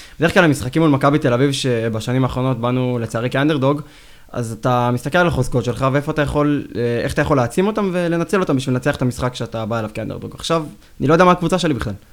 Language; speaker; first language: Hebrew; native; Hebrew